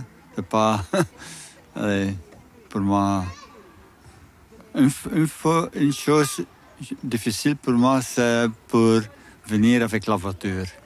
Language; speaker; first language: French; non-native, local second language; Dutch